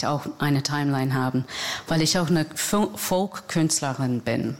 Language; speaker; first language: German; non-native, fluent; English